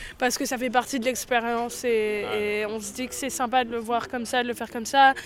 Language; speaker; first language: French; native; French